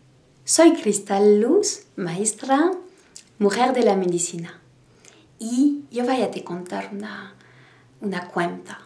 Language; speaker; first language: Spanish; non-native, learner; French